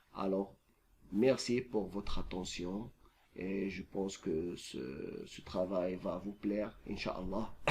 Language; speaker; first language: French; non-native, local second language; Arabic